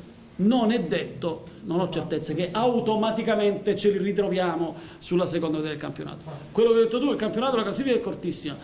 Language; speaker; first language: Italian; native; Italian